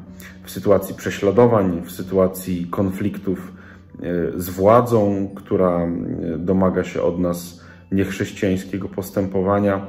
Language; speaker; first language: Polish; native; Polish